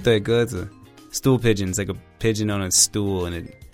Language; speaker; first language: English; native; English